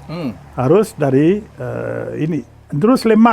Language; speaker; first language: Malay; non-native, fluent; French